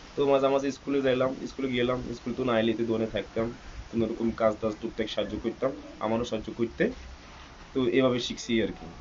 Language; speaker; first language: Bangla; non-native, fluent; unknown